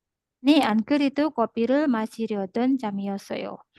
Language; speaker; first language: Korean; non-native, fluent; Indonesian